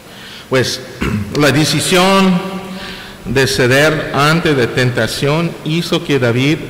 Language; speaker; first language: Spanish; non-native, fluent; English